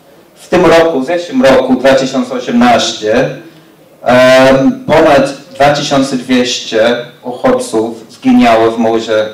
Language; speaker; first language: Polish; non-native, learner; English